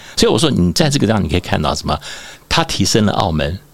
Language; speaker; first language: Chinese; native; Chinese